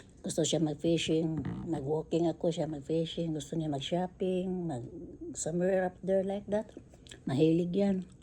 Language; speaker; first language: Filipino; non-native, local second language; Cebuano